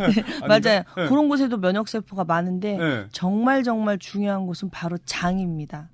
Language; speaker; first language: Korean; native; Korean